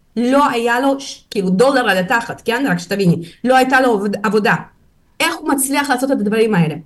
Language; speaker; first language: Hebrew; non-native, fluent; Russian